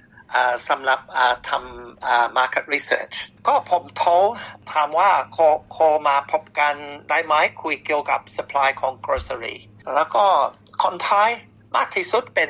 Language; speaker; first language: Thai; non-native, fluent; English